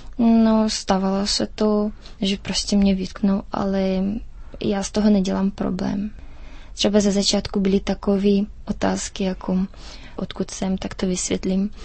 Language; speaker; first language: Czech; early bilingual, heritage; Czech